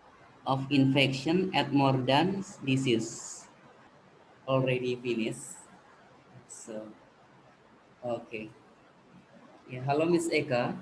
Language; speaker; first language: English; non-native, fluent; Indonesian